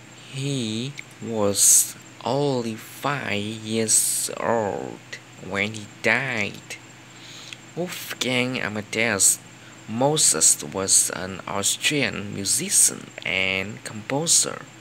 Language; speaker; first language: English; non-native, learner; Vietnamese